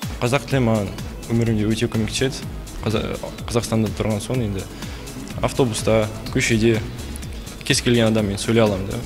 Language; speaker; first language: Kazakh; non-native, local second language; Russian